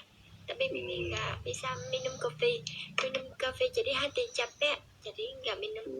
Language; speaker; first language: Indonesian; non-native, learner; Vietnamese